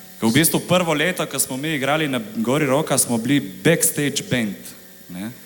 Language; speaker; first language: Slovenian; native; Slovenian